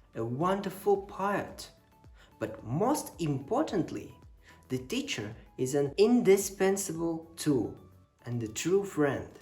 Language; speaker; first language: English; non-native, fluent; Kazakh